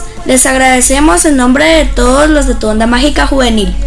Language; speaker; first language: Spanish; native; Spanish